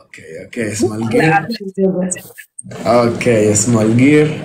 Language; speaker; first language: English; non-native, learner; Spanish